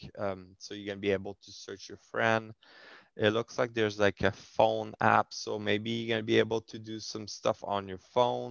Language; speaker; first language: English; non-native, fluent; French